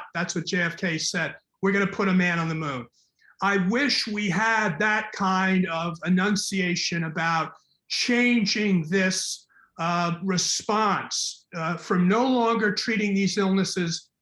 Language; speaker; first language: English; native; English